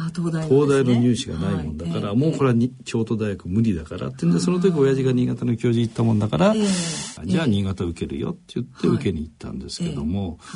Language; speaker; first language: Japanese; native; Japanese